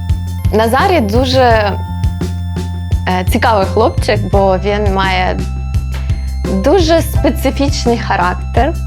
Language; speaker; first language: Ukrainian; non-native, local second language; Russian